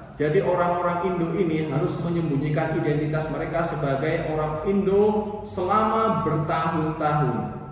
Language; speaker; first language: Indonesian; native; Indonesian